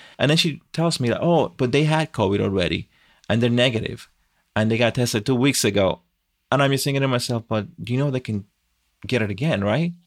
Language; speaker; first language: English; non-native, fluent; Spanish